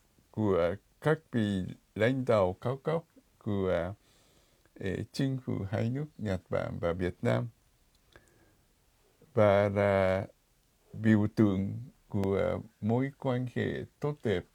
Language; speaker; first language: Vietnamese; non-native, fluent; Japanese